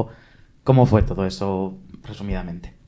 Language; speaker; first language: Spanish; native; Spanish